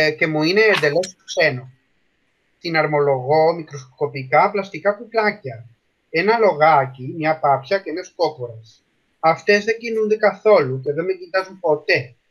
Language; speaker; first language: Greek; non-native, fluent; Spanish